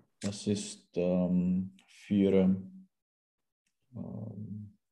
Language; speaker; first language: German; non-native, learner; Czech